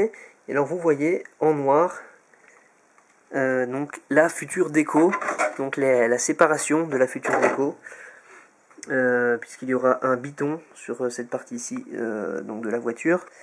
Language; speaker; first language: French; native; French